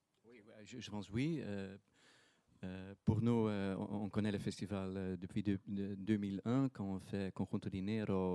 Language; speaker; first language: French; non-native, fluent; Dutch